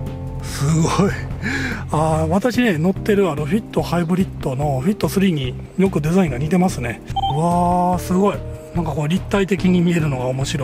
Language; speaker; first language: Japanese; native; Japanese